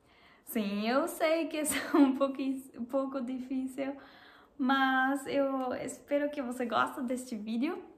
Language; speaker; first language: Portuguese; non-native, learner; German